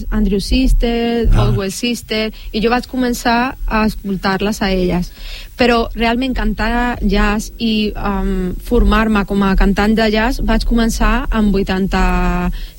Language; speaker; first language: Catalan; non-native, local second language; Spanish